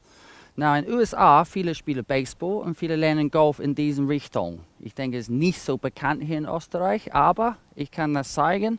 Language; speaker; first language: German; non-native, fluent; English